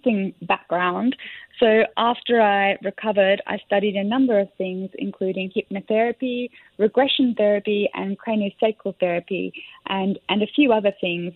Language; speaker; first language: English; native; English